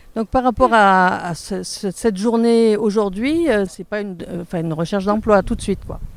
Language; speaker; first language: French; native; French